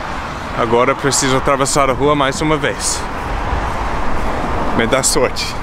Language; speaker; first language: Portuguese; non-native, fluent; English